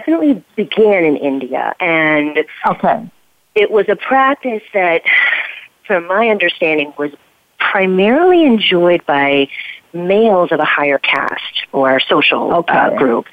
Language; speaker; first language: English; native; English